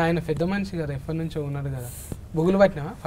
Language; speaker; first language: Telugu; native; Telugu